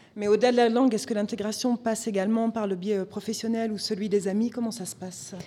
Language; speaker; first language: French; native; French